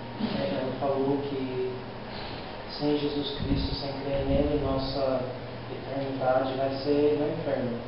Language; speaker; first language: Portuguese; non-native, learner; English